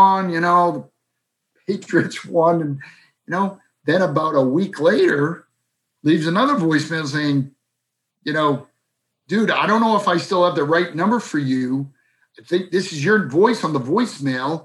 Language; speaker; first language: English; native; English